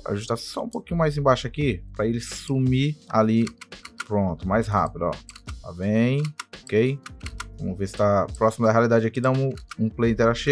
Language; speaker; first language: Portuguese; native; Portuguese